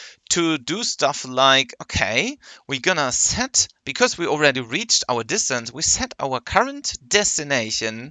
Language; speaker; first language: English; non-native, fluent; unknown